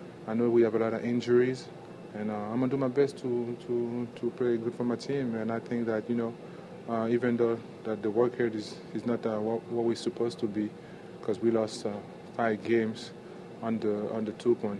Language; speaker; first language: English; non-native, fluent; French